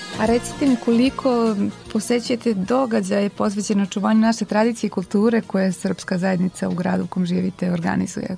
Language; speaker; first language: Serbian; native; Serbian